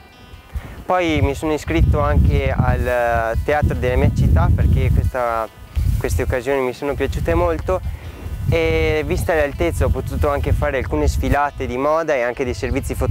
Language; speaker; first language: Italian; native; Italian